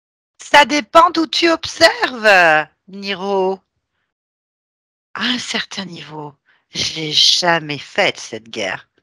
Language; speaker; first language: French; native; French